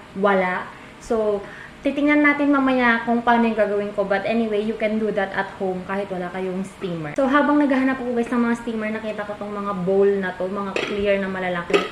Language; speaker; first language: Filipino; non-native, local second language; Iloko